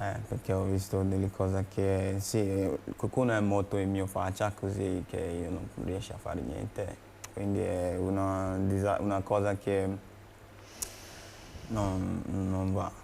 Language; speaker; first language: Italian; non-native, learner; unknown